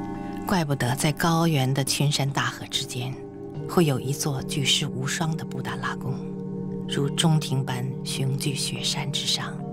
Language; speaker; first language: Chinese; native; Chinese